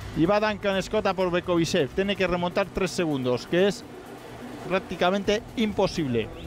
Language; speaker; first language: Spanish; native; Spanish